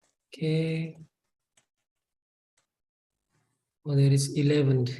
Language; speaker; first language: English; non-native, fluent; Indonesian